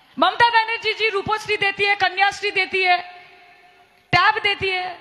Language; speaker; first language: Hindi; non-native, local second language; Bangla